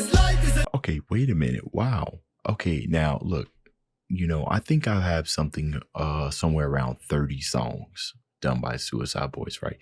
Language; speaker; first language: English; native; English